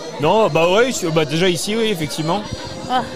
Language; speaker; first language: French; native; French